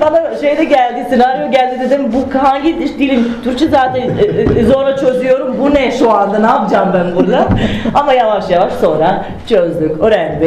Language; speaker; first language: Turkish; non-native, fluent; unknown